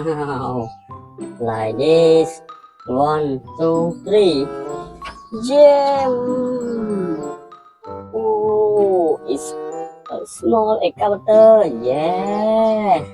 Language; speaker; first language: English; non-native, learner; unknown